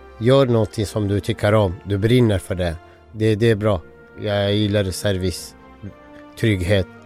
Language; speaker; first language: Swedish; non-native, fluent; Arabic